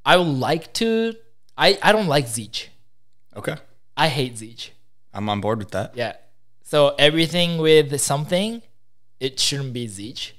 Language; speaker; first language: English; non-native, fluent; Japanese